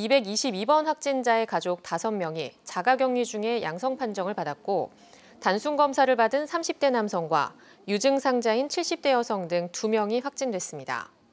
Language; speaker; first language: Korean; native; Korean